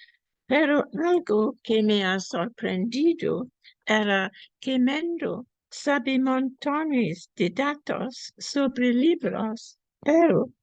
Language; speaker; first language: Spanish; non-native, fluent; English